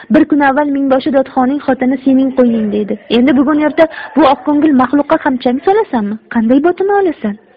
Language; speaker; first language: Uzbek; native; Uzbek